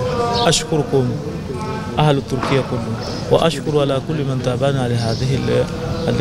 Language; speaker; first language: Arabic; non-native, fluent; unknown